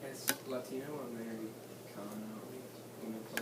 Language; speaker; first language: Spanish; non-native, learner; English